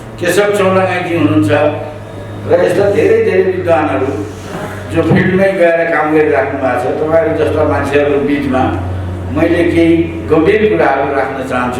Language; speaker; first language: Nepali; native; Nepali